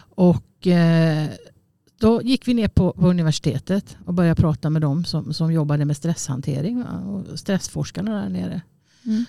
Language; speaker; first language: Swedish; native; Swedish